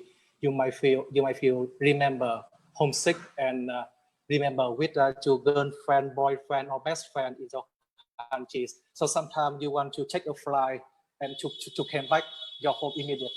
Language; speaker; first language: English; non-native, learner; Vietnamese